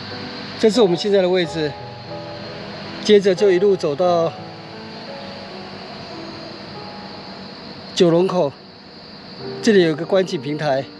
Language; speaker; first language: Chinese; native; Chinese